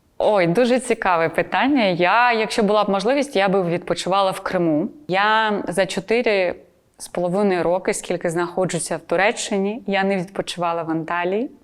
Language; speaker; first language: Ukrainian; non-native, local second language; Russian